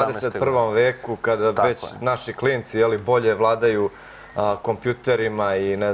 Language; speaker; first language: Croatian; native; Croatian